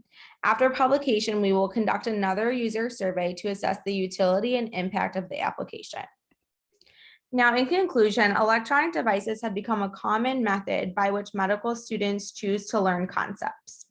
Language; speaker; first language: English; native; English